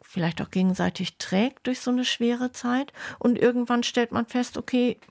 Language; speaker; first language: German; native; German